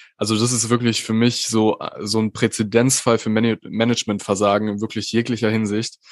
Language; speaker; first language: German; native; German